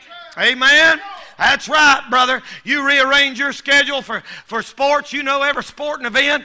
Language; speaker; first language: English; native; English